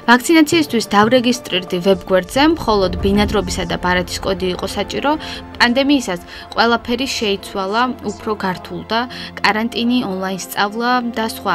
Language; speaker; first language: Georgian; non-native, fluent; Persian